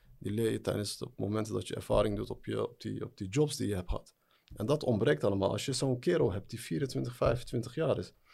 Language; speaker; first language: Dutch; early bilingual, other home language; Arabic